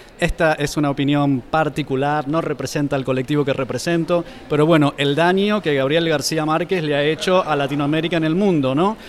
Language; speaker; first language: Spanish; native; Spanish